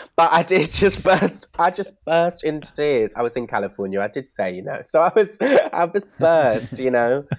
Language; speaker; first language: English; native; English